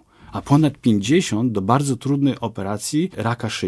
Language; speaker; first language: Polish; native; Polish